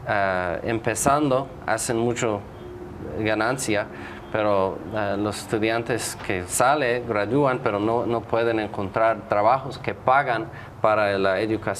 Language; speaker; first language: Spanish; non-native, fluent; English